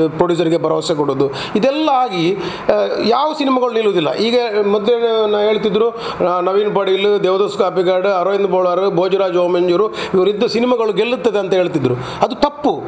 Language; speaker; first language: Kannada; non-native, local second language; Tulu